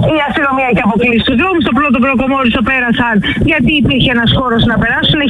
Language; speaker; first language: Greek; native; Greek